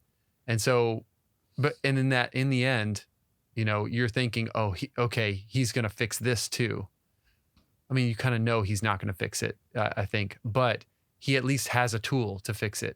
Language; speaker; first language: English; native; English